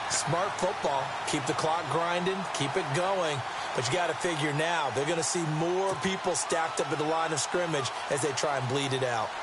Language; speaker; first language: English; native; English